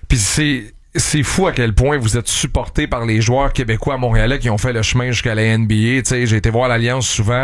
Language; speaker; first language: French; native; French